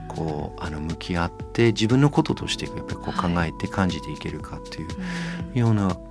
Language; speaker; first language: Japanese; non-native, fluent; English